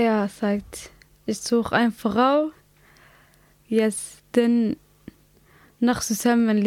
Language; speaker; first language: German; non-native, learner; Somali